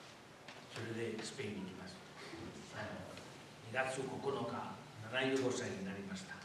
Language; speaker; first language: Japanese; non-native, fluent; Spanish